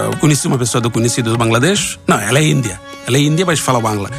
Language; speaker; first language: Portuguese; non-native, learner; Bangla